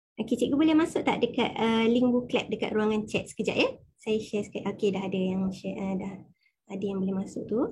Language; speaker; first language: Malay; native; Malay